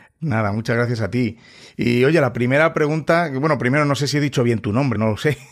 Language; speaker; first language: Spanish; native; Spanish